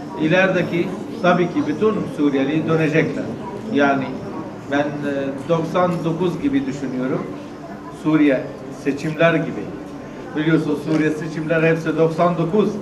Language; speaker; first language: Turkish; non-native, learner; Arabic